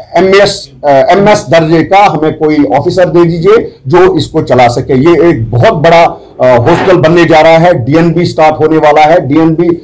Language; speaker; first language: Urdu; non-native, local second language; Kashmiri